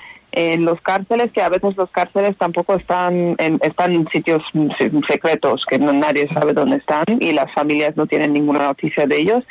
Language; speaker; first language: Spanish; non-native, fluent; Persian